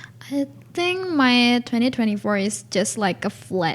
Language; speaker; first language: English; non-native, learner; Indonesian